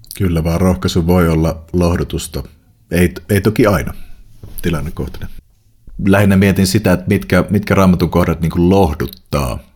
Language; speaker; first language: Finnish; native; Finnish